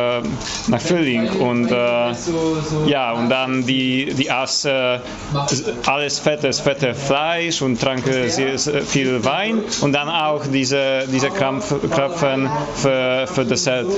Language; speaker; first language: German; non-native, fluent; Polish